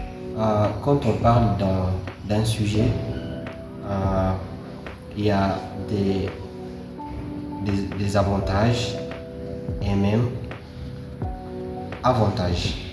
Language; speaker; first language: French; non-native, learner; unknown